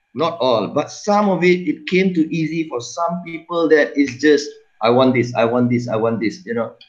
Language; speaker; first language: English; non-native, local second language; Malay